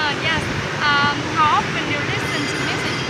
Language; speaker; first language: English; non-native, learner; Vietnamese